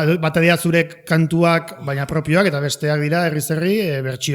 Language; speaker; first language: Basque; native; Basque